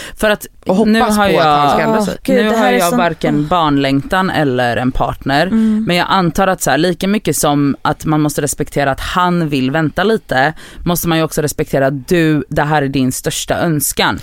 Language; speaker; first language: Swedish; native; Swedish